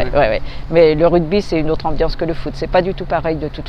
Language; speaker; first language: French; native; French